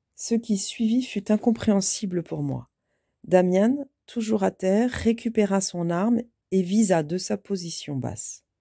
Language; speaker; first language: French; native; French